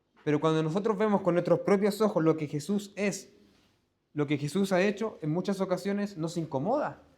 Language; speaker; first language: Spanish; native; Spanish